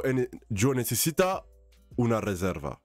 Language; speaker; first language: Spanish; non-native, learner; English